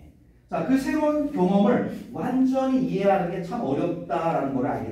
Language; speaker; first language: Korean; native; Korean